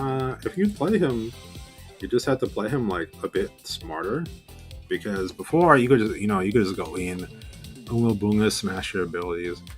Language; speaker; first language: English; native; English